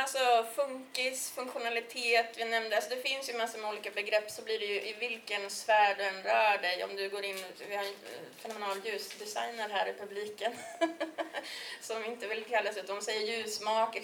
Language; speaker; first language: Swedish; native; Swedish